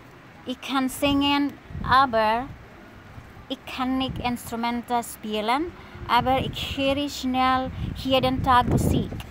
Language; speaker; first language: German; non-native, learner; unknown